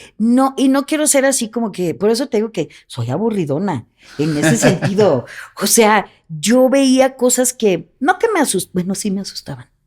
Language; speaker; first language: Spanish; native; Spanish